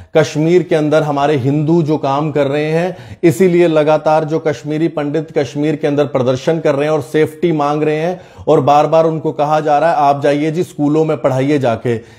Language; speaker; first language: Hindi; native; Hindi